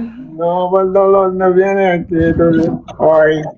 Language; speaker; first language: Spanish; non-native, learner; Haitian Creole